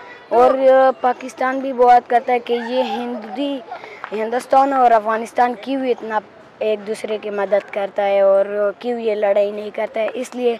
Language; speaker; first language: Hindi; early bilingual, other home language; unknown